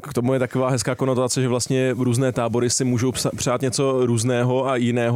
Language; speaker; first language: Czech; native; Czech